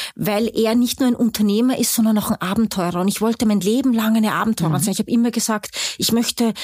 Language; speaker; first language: German; native; German